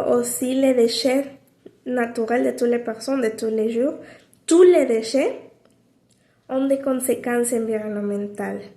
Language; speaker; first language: French; non-native, learner; Spanish